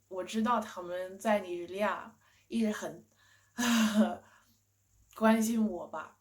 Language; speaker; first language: Chinese; non-native, fluent; English